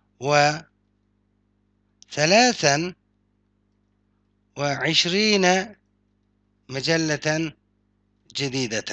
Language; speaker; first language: Arabic; non-native, fluent; Turkish